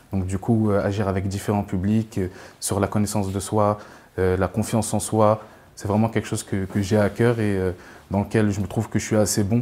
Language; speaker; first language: French; native; French